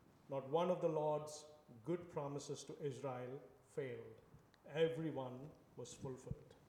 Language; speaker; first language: English; non-native, local second language; Tamil